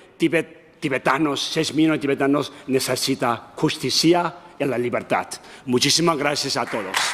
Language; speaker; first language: Spanish; non-native, learner; Tibetan